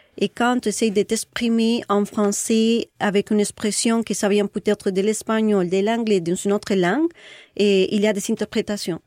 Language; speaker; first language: French; non-native, fluent; Spanish